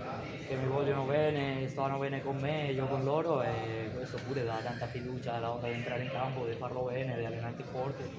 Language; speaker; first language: Italian; non-native, fluent; Spanish